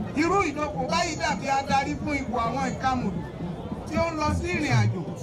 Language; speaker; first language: Yoruba; native; Yoruba